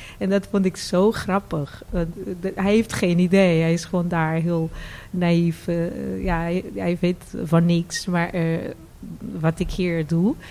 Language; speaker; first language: Dutch; non-native, fluent; Portuguese